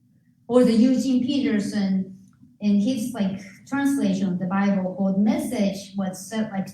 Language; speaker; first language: English; non-native, fluent; Japanese